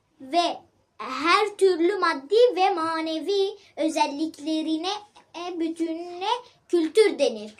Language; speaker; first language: Turkish; early bilingual, other home language; Arabic